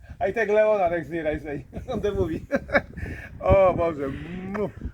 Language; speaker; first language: English; non-native, learner; Polish